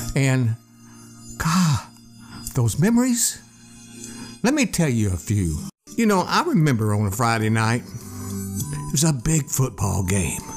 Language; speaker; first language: English; native; English